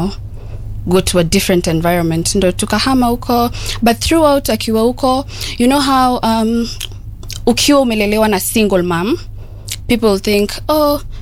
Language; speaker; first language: Swahili; native; Swahili